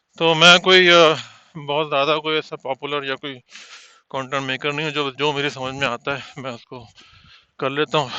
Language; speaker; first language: Urdu; native; Urdu